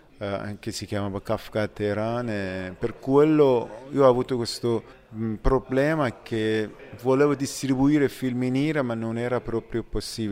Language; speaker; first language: Italian; non-native, fluent; Persian